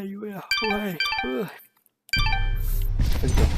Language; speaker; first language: Spanish; native; Spanish